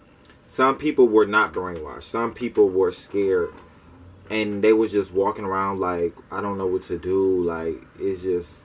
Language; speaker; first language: English; native; English